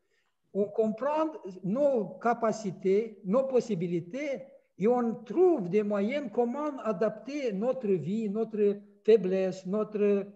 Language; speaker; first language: French; non-native, fluent; Romanian